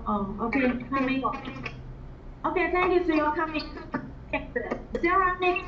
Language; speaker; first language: English; non-native, learner; Chinese